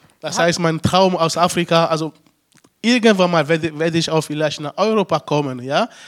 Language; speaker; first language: German; non-native, fluent; Ewe